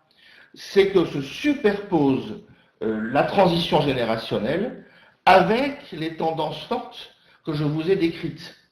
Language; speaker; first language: French; native; French